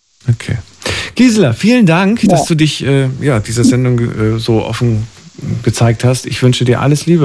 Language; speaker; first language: German; native; German